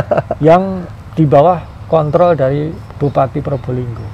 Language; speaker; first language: Indonesian; native; Indonesian